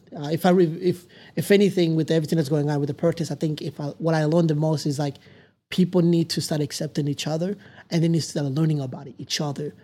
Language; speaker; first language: English; non-native, local second language; Rundi